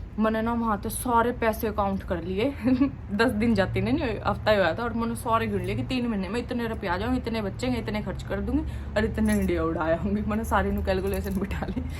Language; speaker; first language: Hindi; native; Hindi